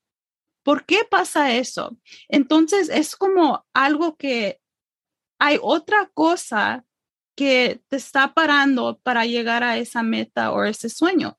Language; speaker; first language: Spanish; early bilingual, heritage; English